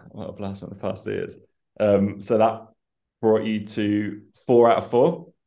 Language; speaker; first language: English; early bilingual, other home language; Persian